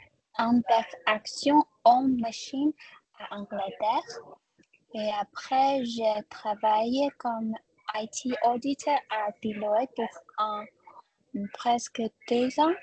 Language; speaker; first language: French; non-native, learner; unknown